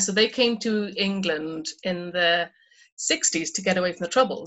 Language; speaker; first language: English; native; English